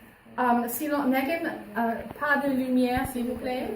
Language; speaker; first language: French; non-native, fluent; English